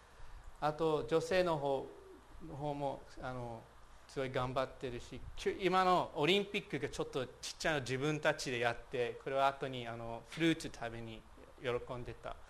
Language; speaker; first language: Japanese; non-native, fluent; English